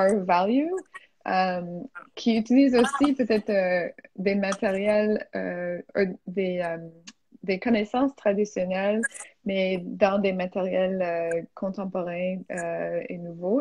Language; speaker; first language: French; non-native, fluent; English